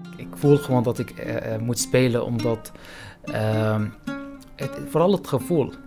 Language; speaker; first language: Dutch; non-native, fluent; Arabic